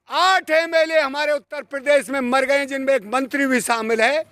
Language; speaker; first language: Hindi; native; Hindi